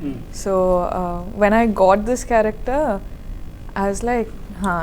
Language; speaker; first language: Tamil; non-native, learner; Kannada